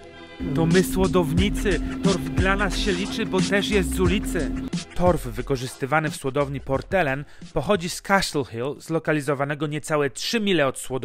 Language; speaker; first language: Polish; native; Polish